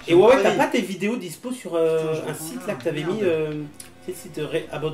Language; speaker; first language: French; native; French